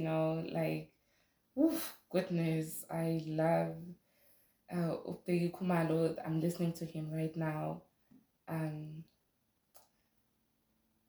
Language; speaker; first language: English; non-native, local second language; Zulu